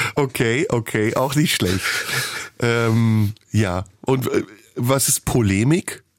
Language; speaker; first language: German; early bilingual, other home language; Turkish